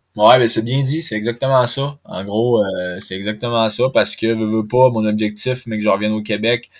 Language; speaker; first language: French; native; French